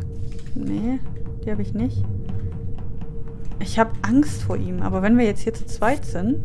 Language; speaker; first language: German; native; German